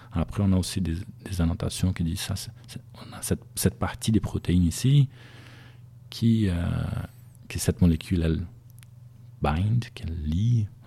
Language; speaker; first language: French; non-native, fluent; Portuguese